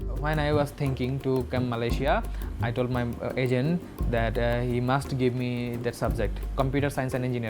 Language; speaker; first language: English; non-native, local second language; Bangla